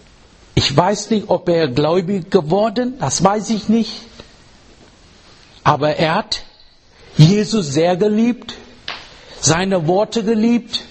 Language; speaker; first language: German; non-native, fluent; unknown